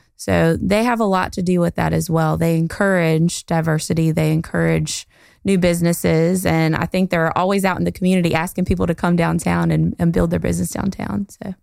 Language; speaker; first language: English; native; English